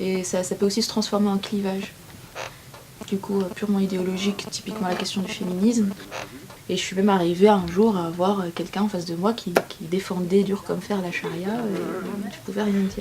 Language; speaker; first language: French; non-native, local second language; Arabic